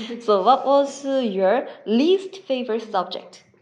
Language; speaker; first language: English; non-native, fluent; Korean